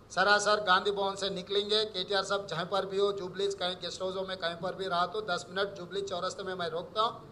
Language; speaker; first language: Hindi; non-native, local second language; Telugu